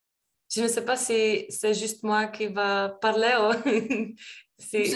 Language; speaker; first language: French; non-native, learner; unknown